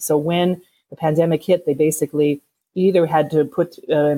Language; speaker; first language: English; native; English